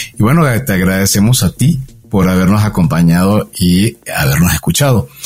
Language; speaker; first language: Spanish; native; Spanish